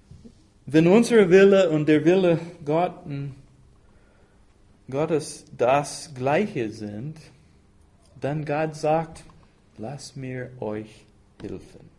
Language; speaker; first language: German; non-native, fluent; English